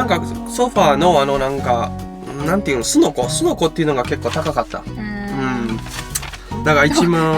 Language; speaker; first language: Japanese; native; Japanese